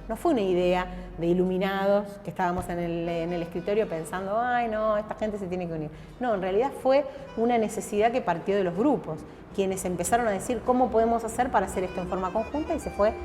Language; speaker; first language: Spanish; native; Spanish